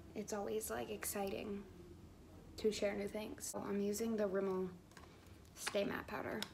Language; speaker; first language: English; native; English